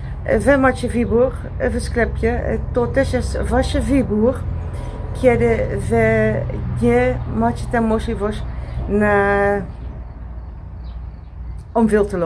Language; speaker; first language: Polish; non-native, learner; Dutch